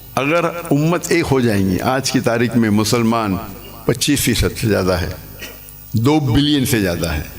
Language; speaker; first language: Urdu; non-native, local second language; English